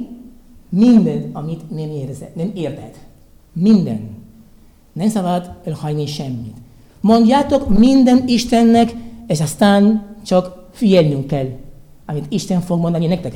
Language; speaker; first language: Hungarian; non-native, learner; Spanish